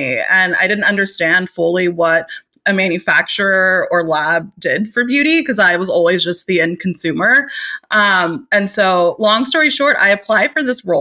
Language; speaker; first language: English; native; English